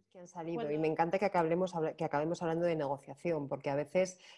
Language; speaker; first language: Spanish; native; Spanish